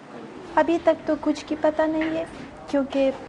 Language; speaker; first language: Hindi; non-native, fluent; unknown